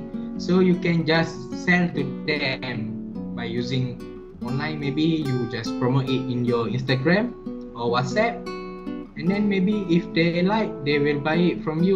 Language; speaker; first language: English; non-native, learner; Malay